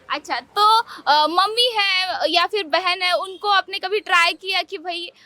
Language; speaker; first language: Hindi; non-native, local second language; Marathi